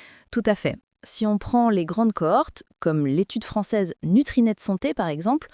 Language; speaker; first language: French; native; French